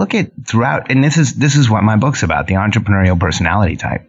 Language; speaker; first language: English; early bilingual, other home language; Spanish